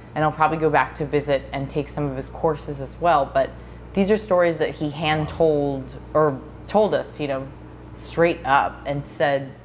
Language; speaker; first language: English; native; English